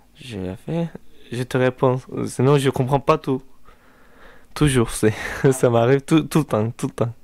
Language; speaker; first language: French; non-native, fluent; Turkish